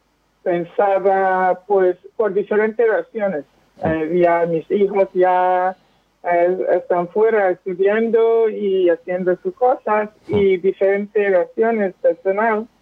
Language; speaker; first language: Spanish; non-native, fluent; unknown